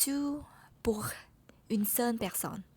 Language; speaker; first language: French; non-native, learner; Vietnamese